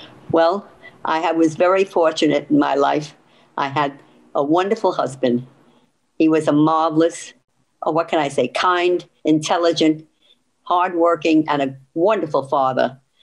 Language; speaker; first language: English; early bilingual, other home language; Ladino